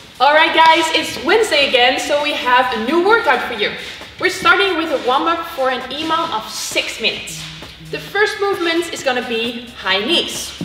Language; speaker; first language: English; non-native, fluent; Dutch